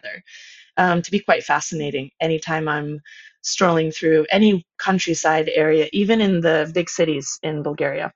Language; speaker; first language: English; native; English